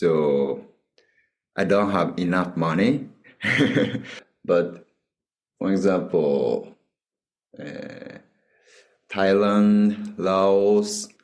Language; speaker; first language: English; non-native, learner; Japanese